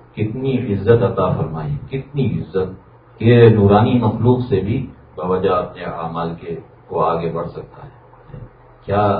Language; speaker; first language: Urdu; native; Urdu